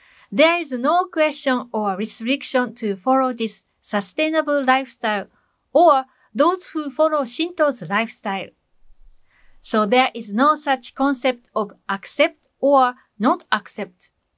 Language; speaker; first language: English; non-native, fluent; Japanese